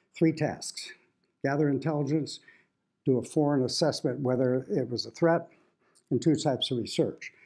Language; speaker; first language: English; native; English